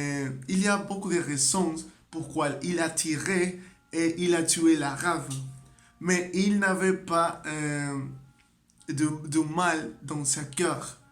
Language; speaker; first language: French; non-native, learner; Spanish